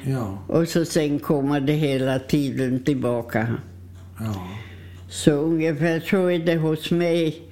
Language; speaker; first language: Swedish; non-native, fluent; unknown